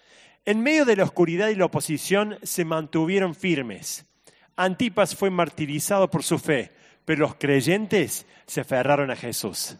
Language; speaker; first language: Spanish; native; Spanish